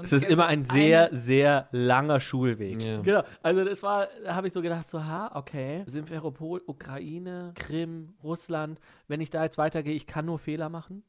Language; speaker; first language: German; native; German